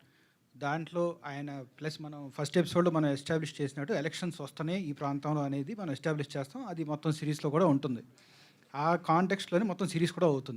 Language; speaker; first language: Telugu; native; Telugu